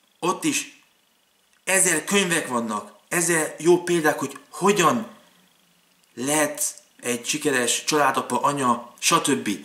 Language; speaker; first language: Hungarian; early bilingual, other home language; German